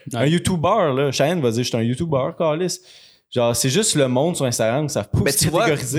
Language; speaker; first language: French; native; French